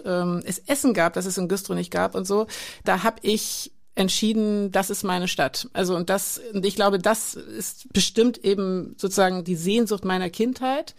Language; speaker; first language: German; native; German